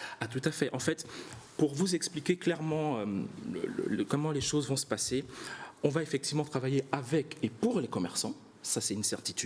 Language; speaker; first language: French; native; French